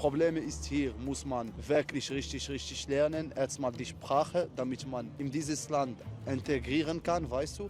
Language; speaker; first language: German; non-native, learner; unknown